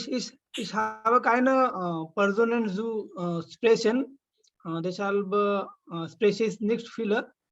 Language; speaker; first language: German; non-native, learner; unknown